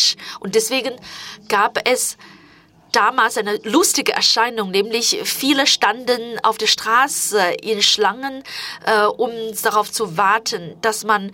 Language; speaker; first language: German; non-native, fluent; Chinese